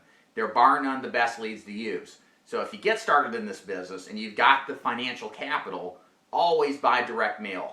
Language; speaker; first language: English; native; English